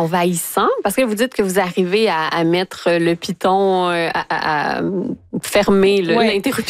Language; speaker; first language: French; native; French